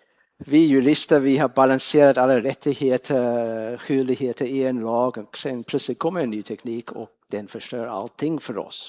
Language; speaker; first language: Swedish; non-native, fluent; English